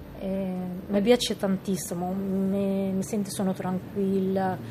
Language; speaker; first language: Italian; non-native, learner; Arabic